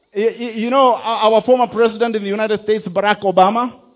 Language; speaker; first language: English; non-native, local second language; Kikuyu